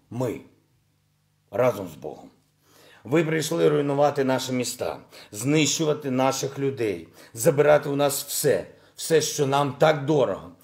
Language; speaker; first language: Ukrainian; non-native, local second language; Russian